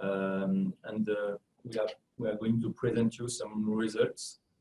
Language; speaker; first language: English; non-native, fluent; French